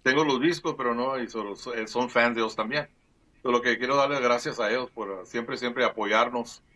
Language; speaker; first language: Spanish; early bilingual, heritage; Spanish